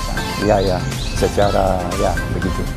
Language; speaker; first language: Indonesian; non-native, learner; Dutch